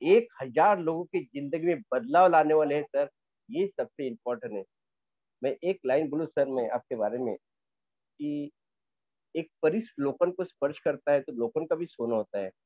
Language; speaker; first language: Hindi; non-native, local second language; Marathi